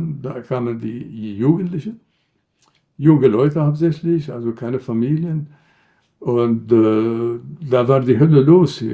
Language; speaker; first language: German; non-native, fluent; Arabic